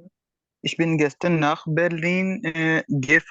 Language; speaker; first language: German; non-native, learner; Urdu